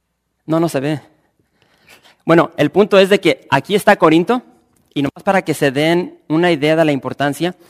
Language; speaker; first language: Spanish; native; Spanish